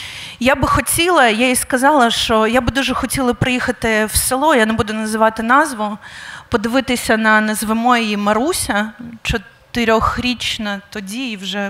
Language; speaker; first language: Ukrainian; native; Ukrainian